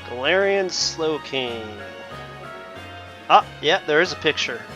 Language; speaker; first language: English; native; English